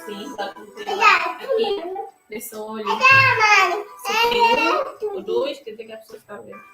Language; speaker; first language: Portuguese; non-native, local second language; Tetum